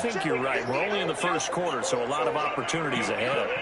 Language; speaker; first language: English; native; English